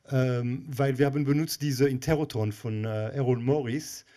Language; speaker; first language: German; non-native, learner; Hebrew